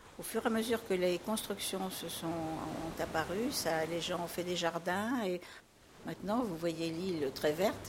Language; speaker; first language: French; native; French